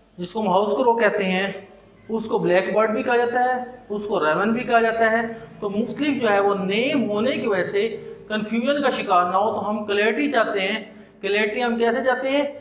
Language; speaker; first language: Urdu; non-native, local second language; Punjabi